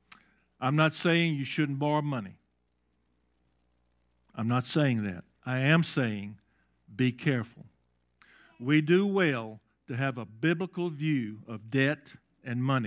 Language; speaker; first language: English; native; English